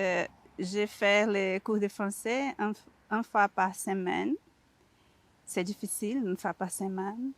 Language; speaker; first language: French; non-native, learner; Portuguese